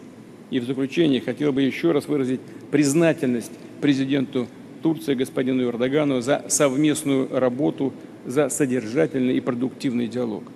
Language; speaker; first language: Russian; native; Russian